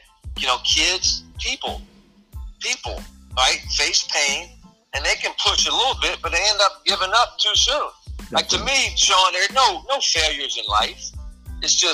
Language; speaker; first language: English; native; English